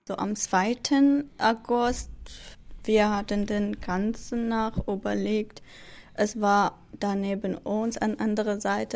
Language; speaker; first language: German; non-native, learner; Kurdish